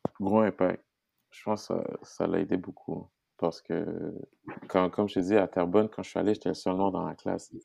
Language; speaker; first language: French; non-native, local second language; Haitian Creole